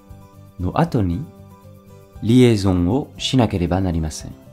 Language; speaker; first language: Japanese; non-native, fluent; French